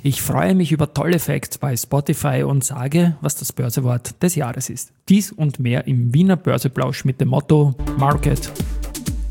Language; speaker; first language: German; native; German